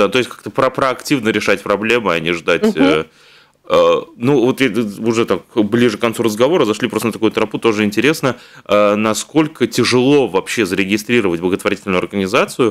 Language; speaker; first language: Russian; native; Russian